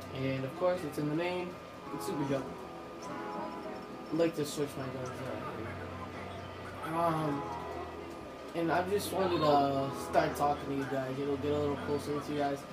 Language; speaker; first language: English; native; English